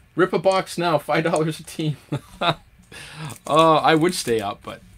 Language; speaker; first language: English; native; English